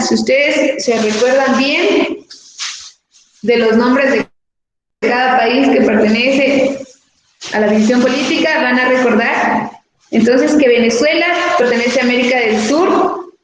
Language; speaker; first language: Spanish; native; Spanish